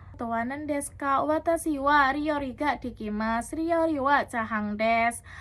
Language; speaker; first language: Japanese; non-native, learner; Indonesian